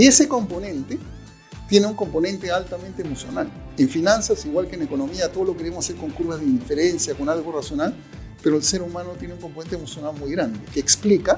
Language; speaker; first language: Spanish; native; Spanish